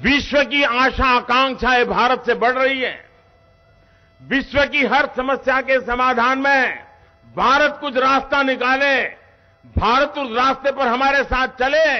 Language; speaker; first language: Hindi; non-native, local second language; Gujarati